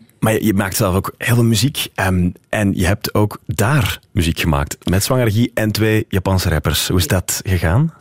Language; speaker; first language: Dutch; native; Dutch